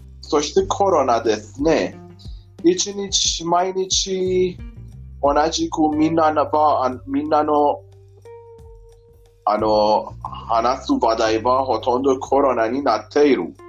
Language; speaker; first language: Japanese; non-native, learner; Persian